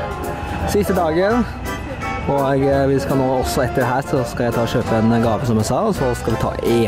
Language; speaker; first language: Norwegian; native; Norwegian